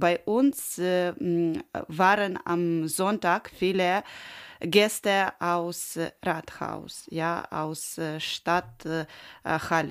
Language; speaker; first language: German; non-native, learner; Ukrainian